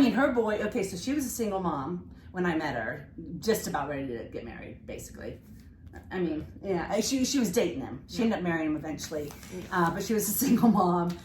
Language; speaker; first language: English; native; English